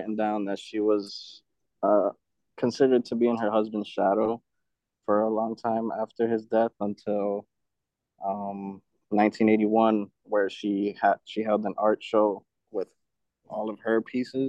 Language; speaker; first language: English; native; English